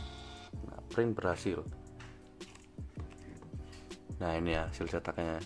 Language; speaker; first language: Indonesian; native; Indonesian